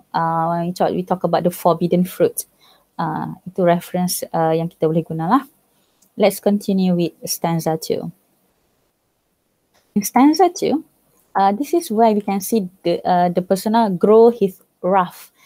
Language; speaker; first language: English; non-native, local second language; Malay